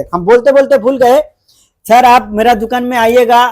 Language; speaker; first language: Hindi; non-native, local second language; Bangla